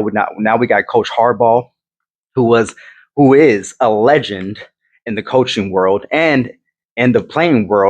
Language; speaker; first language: English; native; English